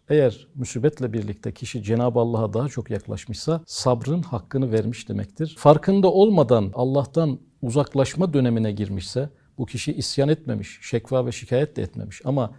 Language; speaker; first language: Turkish; native; Turkish